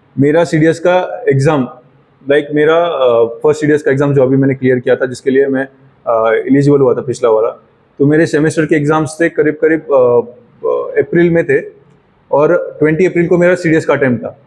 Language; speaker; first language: Hindi; non-native, local second language; Marathi